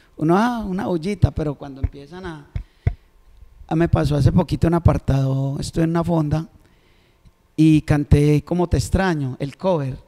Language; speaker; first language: Spanish; native; Spanish